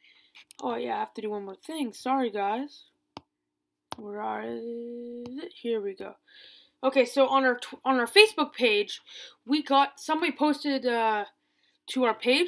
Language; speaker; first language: English; native; English